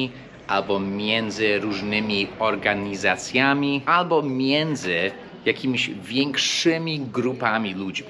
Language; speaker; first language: Polish; non-native, fluent; English